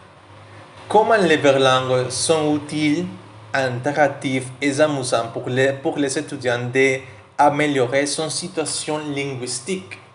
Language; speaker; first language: French; non-native, learner; Spanish